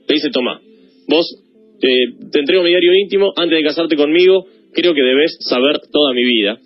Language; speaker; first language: Spanish; native; Spanish